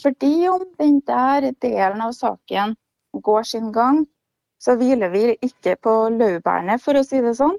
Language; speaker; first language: Norwegian; native; Norwegian